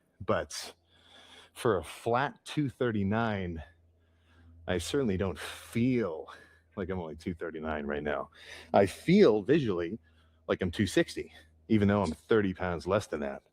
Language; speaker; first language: English; native; English